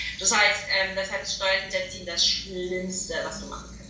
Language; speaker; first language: German; native; German